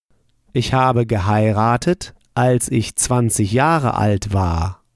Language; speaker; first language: German; non-native, fluent; English